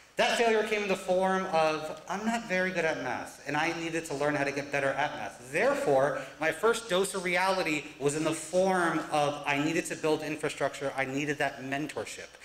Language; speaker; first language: English; native; English